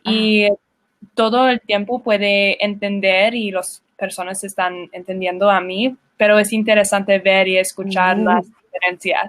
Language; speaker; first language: Spanish; non-native, learner; English